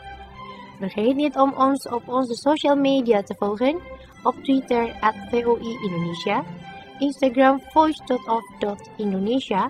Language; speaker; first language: Dutch; non-native, fluent; Indonesian